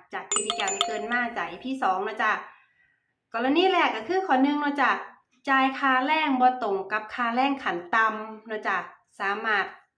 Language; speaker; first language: Thai; native; Thai